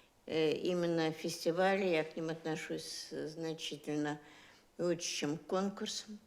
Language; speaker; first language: Russian; native; Russian